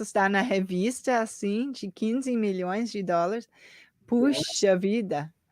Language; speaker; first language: Portuguese; early bilingual, heritage; English